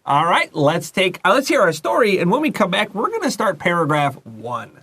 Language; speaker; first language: English; native; English